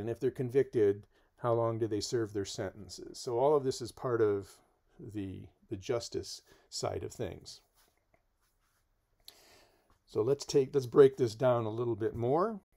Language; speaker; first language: English; native; English